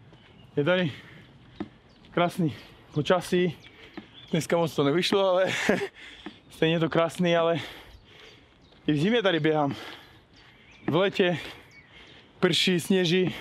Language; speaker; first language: Czech; non-native, fluent; Uzbek